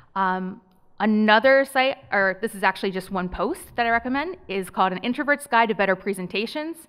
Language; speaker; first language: English; native; English